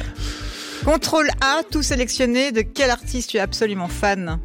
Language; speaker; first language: French; native; French